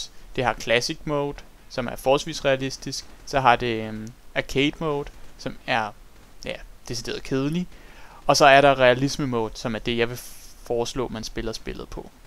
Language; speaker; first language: Danish; native; Danish